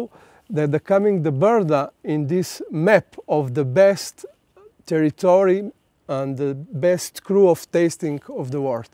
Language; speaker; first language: English; non-native, learner; Slovenian